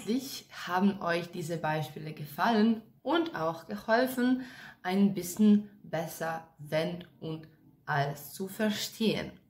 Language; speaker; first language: German; non-native, fluent; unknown